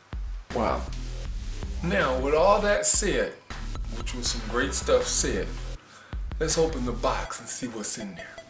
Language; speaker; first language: English; native; English